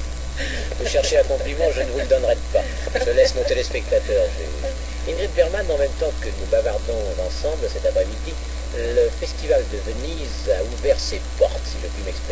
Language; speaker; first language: French; native; French